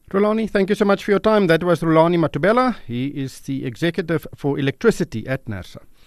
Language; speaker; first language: English; non-native, local second language; Afrikaans